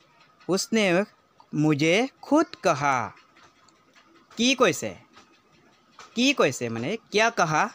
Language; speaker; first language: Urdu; non-native, local second language; Assamese